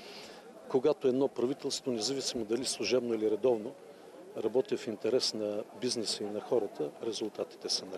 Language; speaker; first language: Bulgarian; native; Bulgarian